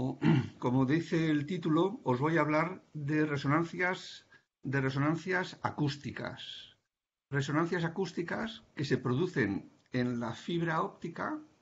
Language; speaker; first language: Spanish; native; Spanish